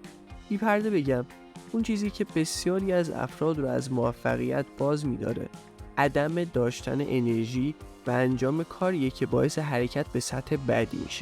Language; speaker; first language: Persian; native; Persian